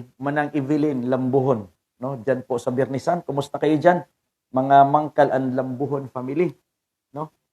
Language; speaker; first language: Filipino; non-native, local second language; Cebuano